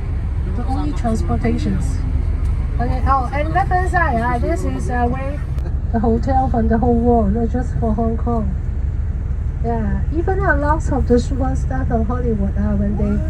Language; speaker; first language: English; non-native, fluent; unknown